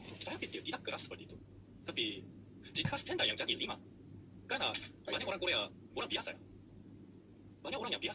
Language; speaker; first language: Indonesian; non-native, learner; Korean